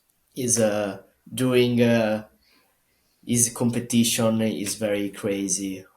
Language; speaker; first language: English; non-native, learner; Italian